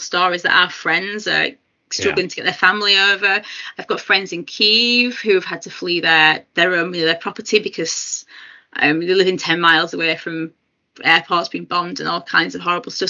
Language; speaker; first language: English; native; English